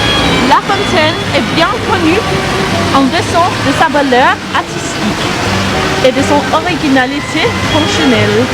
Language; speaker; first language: French; non-native, learner; Norwegian